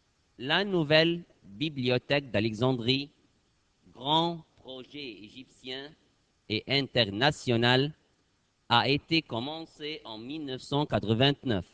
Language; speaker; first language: French; non-native, fluent; Arabic